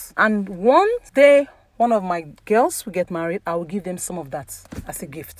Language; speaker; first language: English; non-native, local second language; Yoruba